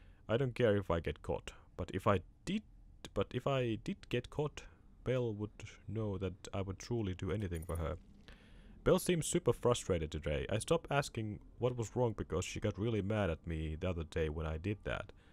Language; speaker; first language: English; non-native, fluent; Finnish